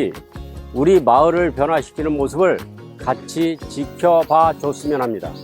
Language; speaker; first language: Korean; native; Korean